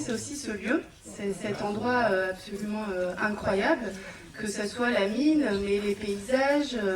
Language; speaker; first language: French; native; French